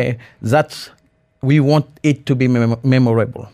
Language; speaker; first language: English; non-native, fluent; Morisyen